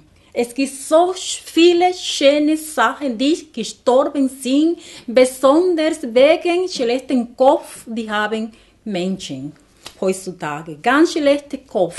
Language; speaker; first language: German; non-native, learner; Spanish